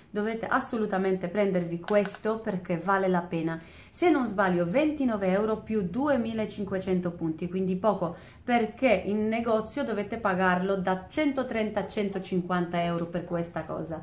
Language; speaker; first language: Italian; non-native, fluent; Polish